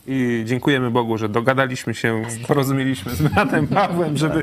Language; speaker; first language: Polish; native; Polish